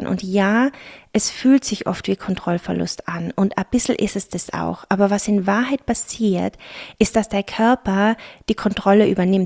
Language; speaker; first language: German; native; German